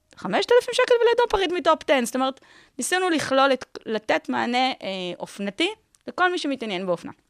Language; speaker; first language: Hebrew; native; Hebrew